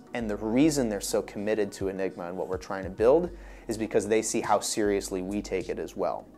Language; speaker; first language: English; native; English